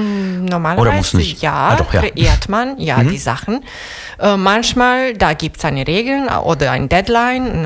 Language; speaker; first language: German; non-native, fluent; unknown